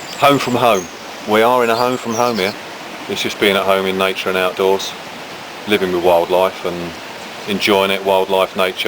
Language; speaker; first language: English; native; English